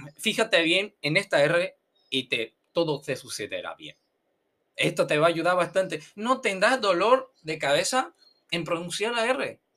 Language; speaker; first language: Spanish; non-native, fluent; Portuguese